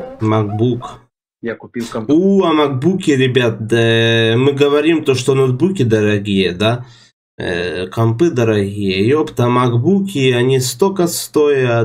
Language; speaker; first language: Russian; native; Russian